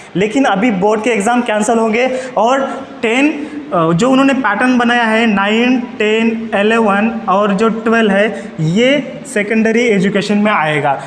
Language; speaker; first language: Hindi; non-native, local second language; Marathi